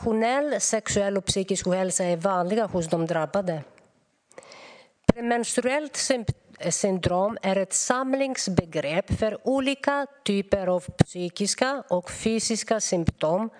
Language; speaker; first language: Swedish; non-native, fluent; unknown